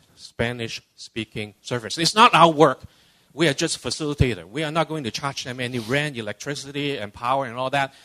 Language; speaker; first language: English; non-native, local second language; Cantonese